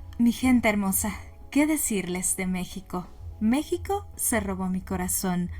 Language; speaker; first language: Spanish; native; Spanish